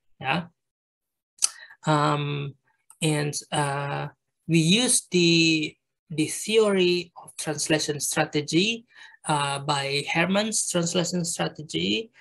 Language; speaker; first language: English; non-native, fluent; Indonesian